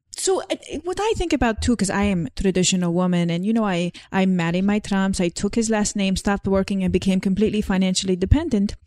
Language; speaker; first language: English; non-native, fluent; Slovenian